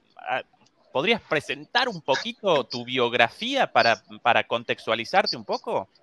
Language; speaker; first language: Spanish; native; Spanish